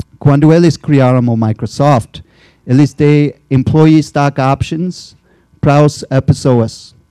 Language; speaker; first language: Portuguese; non-native, fluent; English